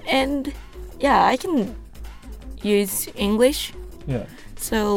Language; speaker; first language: English; non-native, learner; Japanese